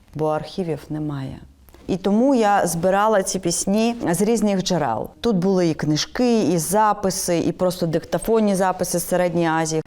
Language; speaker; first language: Ukrainian; non-native, local second language; Crimean Tatar